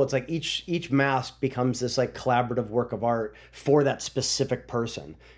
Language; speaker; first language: English; native; English